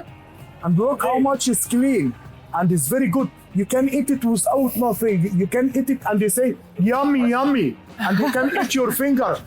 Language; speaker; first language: English; non-native, learner; Arabic